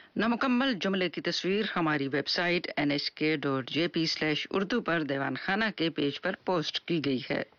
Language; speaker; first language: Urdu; native; Urdu